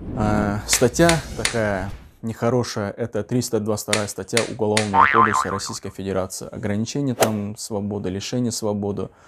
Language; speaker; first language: Russian; non-native, local second language; Uzbek